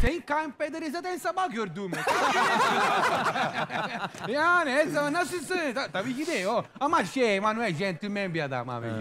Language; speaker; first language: Turkish; non-native, fluent; Italian